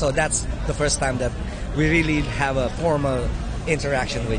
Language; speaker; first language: English; non-native, local second language; Filipino